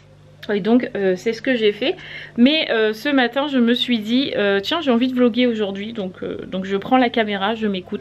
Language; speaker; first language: French; native; French